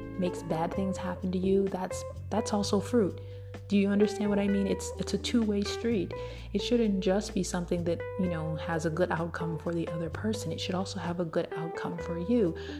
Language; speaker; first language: English; native; English